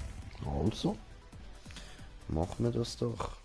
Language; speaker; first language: German; native; German